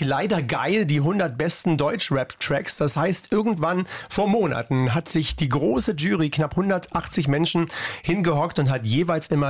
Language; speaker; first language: German; native; German